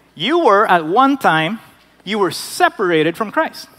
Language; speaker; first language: English; non-native, local second language; Filipino